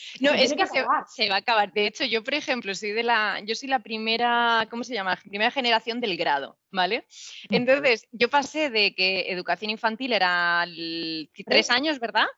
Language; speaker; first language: Spanish; native; Spanish